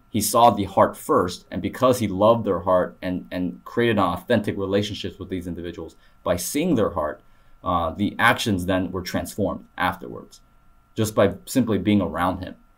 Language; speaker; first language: English; early bilingual, other home language; Korean